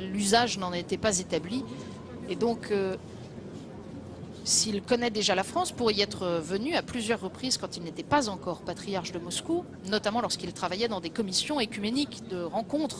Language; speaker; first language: French; native; French